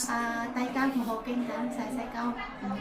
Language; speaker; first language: Cantonese; non-native, learner; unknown